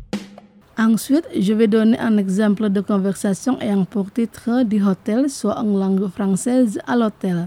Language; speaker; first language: French; non-native, fluent; Indonesian